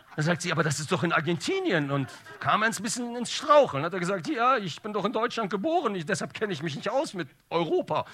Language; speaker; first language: German; early bilingual, other home language; Turkish